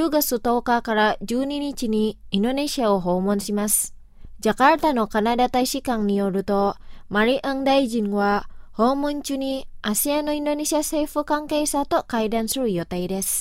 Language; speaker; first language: Japanese; non-native, fluent; Indonesian